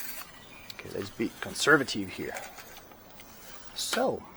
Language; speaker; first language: English; non-native, fluent; French